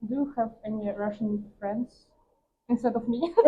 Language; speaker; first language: English; non-native, fluent; Russian